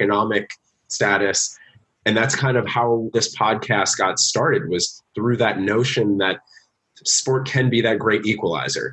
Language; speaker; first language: English; native; English